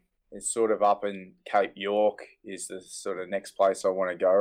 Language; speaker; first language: English; native; English